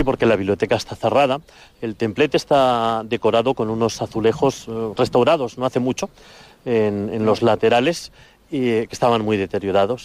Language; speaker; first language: Spanish; native; Spanish